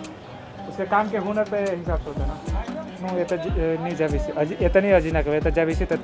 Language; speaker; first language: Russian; non-native, learner; Hindi